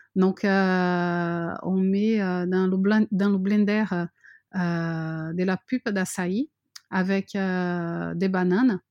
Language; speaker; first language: French; non-native, fluent; Portuguese